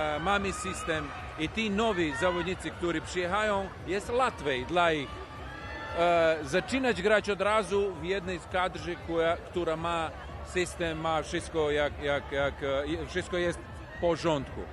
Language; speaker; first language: Polish; non-native, learner; Serbian